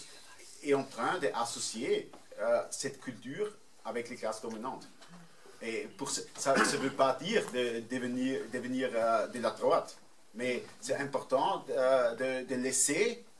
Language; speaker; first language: French; non-native, fluent; German